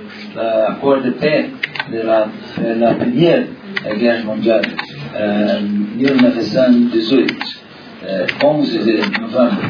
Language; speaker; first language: French; non-native, learner; Portuguese